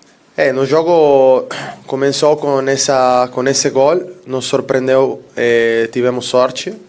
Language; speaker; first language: Portuguese; non-native, fluent; Italian